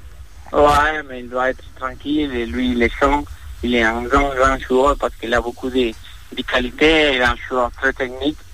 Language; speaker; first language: French; non-native, fluent; Spanish